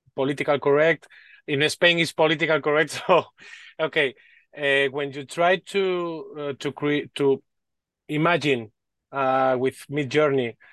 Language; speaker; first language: English; non-native, learner; Spanish